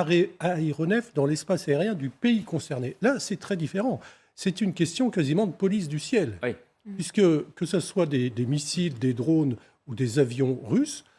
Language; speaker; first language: French; native; French